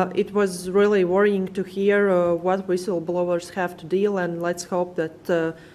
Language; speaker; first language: English; non-native, fluent; Latvian